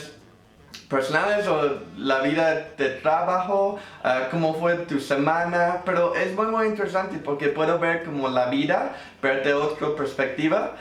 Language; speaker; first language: Spanish; non-native, fluent; English